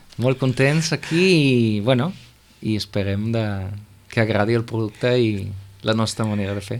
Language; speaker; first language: Catalan; non-native, fluent; German